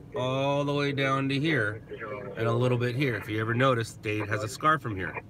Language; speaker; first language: English; native; English